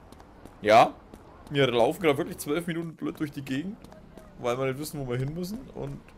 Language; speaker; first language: German; native; German